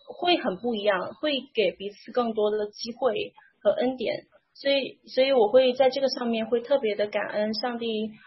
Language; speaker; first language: Chinese; native; Chinese